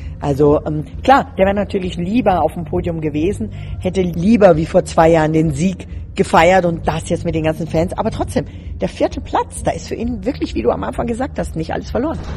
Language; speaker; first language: German; native; German